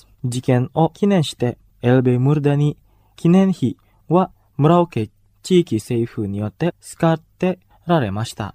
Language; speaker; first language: Japanese; non-native, learner; Indonesian